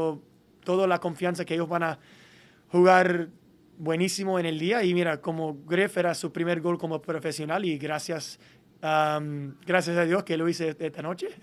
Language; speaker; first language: Spanish; non-native, fluent; English